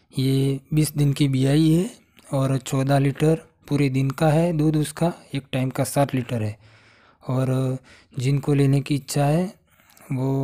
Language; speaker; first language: Hindi; non-native, local second language; Gujarati